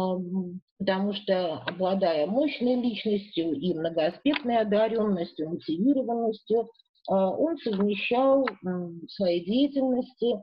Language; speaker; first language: Russian; native; Russian